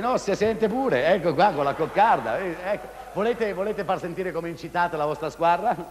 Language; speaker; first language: Italian; native; Italian